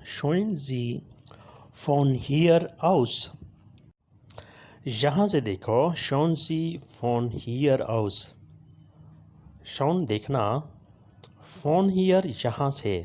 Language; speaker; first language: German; non-native, learner; Urdu